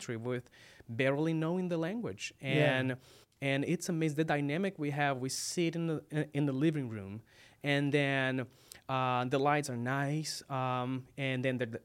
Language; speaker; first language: English; non-native, fluent; Portuguese